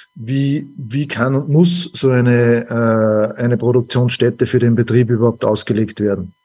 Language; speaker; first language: German; native; German